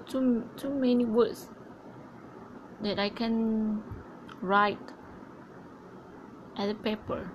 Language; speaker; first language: English; non-native, learner; Malay